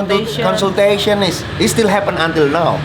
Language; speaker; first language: English; non-native, learner; Indonesian